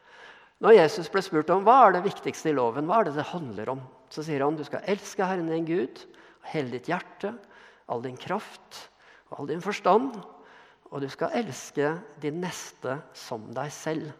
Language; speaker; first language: Norwegian; native; Norwegian